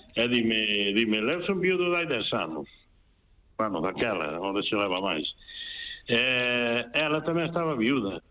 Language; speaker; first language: Galician; native; Galician